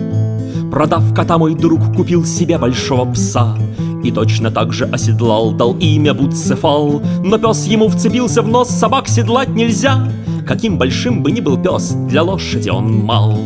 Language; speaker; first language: Russian; native; Russian